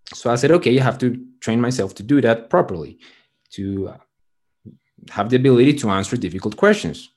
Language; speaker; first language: English; non-native, fluent; Spanish